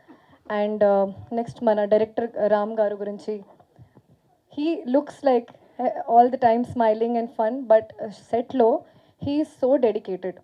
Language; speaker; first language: Telugu; non-native, fluent; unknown